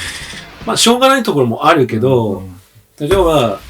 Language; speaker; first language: Japanese; early bilingual, heritage; English